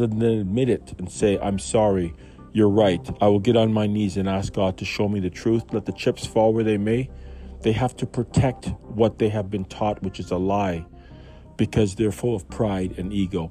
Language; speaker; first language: English; native; English